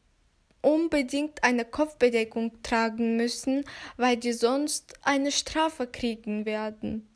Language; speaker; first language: German; non-native, fluent; Turkish